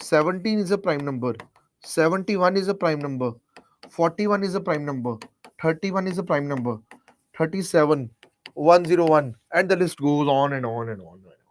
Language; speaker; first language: English; non-native, local second language; Hindi